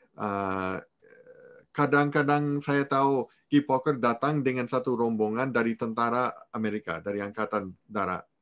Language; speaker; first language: Indonesian; non-native, fluent; English